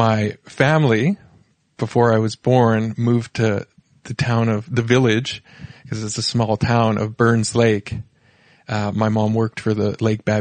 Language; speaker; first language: English; native; English